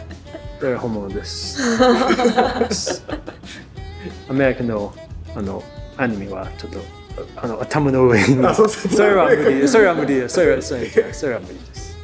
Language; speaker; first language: Japanese; non-native, learner; English